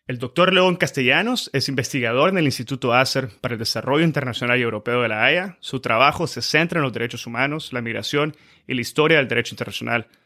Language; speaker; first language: Spanish; native; Spanish